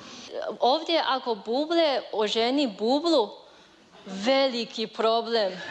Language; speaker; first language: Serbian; non-native, learner; Chinese